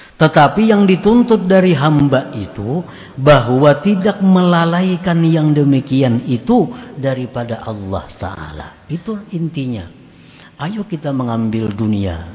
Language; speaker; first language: Indonesian; native; Indonesian